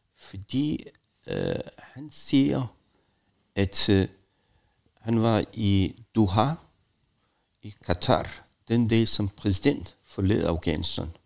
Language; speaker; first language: Danish; non-native, fluent; Persian